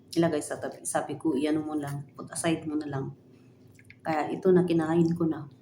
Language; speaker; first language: Filipino; native; Filipino